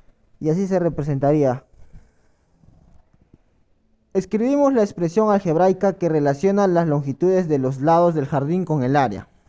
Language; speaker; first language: Spanish; native; Spanish